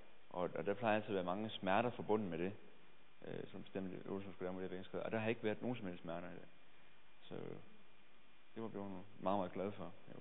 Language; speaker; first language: Danish; native; Danish